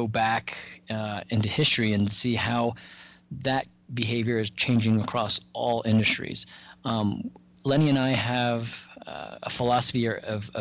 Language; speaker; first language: English; native; English